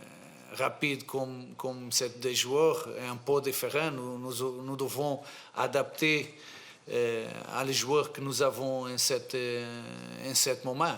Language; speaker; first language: French; non-native, fluent; Portuguese